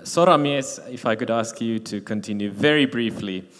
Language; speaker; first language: English; non-native, fluent; Finnish